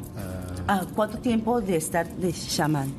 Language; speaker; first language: Spanish; non-native, fluent; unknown